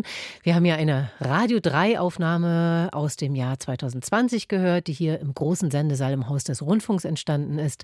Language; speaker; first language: German; native; German